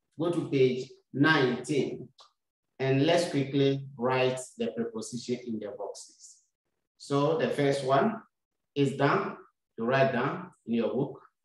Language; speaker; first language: English; non-native, local second language; Akan